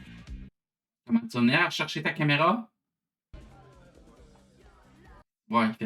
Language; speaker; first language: French; native; French